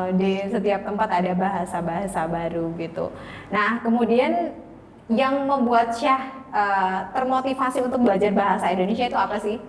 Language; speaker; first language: Indonesian; non-native, local second language; Javanese